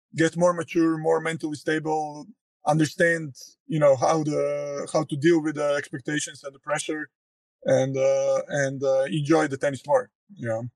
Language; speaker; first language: English; non-native, fluent; Croatian